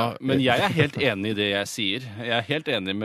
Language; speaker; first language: Norwegian; native; Norwegian